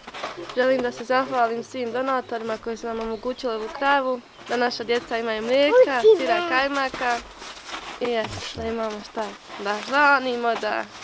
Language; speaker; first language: Bosnian; native; Bosnian